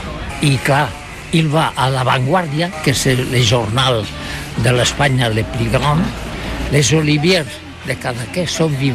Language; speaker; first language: French; non-native, learner; Catalan